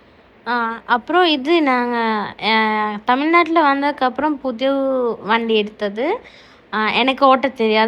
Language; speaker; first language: Tamil; non-native, learner; Malayalam